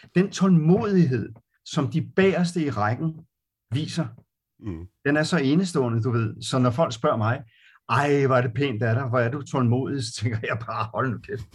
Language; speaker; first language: Danish; native; Danish